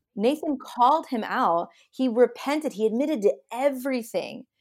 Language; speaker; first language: English; early bilingual, other home language; Hindi